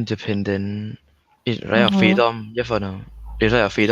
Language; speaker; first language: English; non-native, learner; Thai